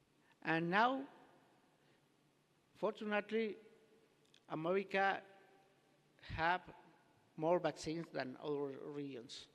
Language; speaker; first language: English; non-native, learner; Spanish